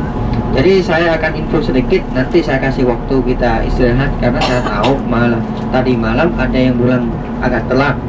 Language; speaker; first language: Indonesian; non-native, fluent; Vietnamese